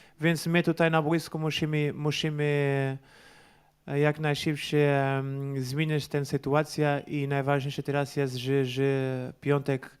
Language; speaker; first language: Polish; non-native, learner; Portuguese